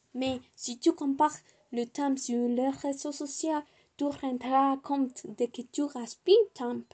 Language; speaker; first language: French; non-native, learner; Spanish